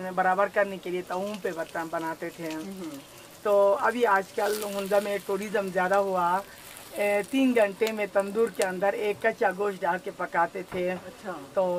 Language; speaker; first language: Urdu; non-native, local second language; Burmese